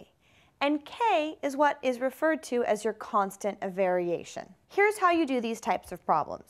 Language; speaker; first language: English; native; English